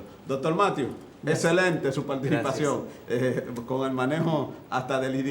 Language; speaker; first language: Spanish; native; Spanish